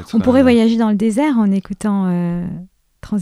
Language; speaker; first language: French; native; French